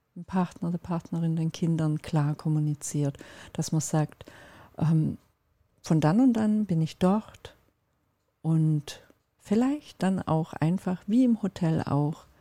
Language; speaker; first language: German; non-native, fluent; Turkish